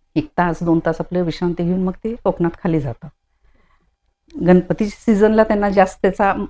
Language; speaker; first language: Marathi; non-native, local second language; Konkani